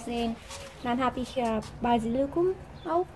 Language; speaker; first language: German; non-native, learner; Vietnamese